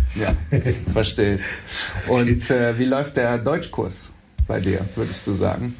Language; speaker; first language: German; native; German